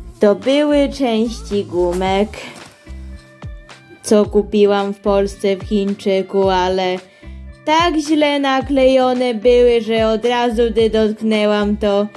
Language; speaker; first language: Polish; early bilingual, heritage; Polish